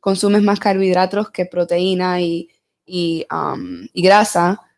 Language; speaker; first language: Spanish; early bilingual, other home language; English